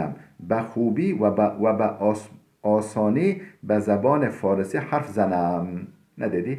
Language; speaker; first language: Persian; non-native, fluent; Turkish